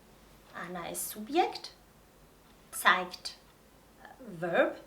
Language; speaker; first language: German; non-native, fluent; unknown